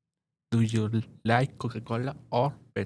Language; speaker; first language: English; non-native, learner; Spanish